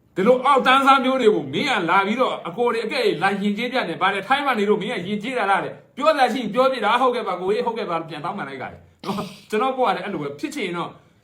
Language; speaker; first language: Burmese; native; Burmese